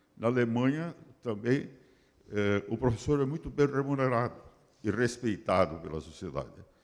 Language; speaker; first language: Portuguese; early bilingual, other home language; Spanish